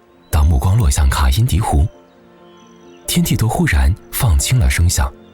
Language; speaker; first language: Chinese; native; Chinese